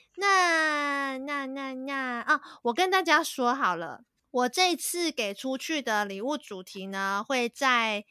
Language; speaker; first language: Chinese; native; Chinese